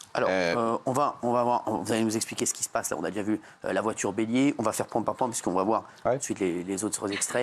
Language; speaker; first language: French; native; French